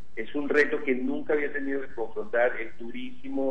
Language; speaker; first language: Spanish; native; Spanish